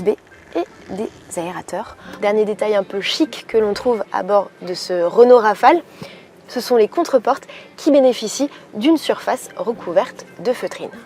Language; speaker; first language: French; native; French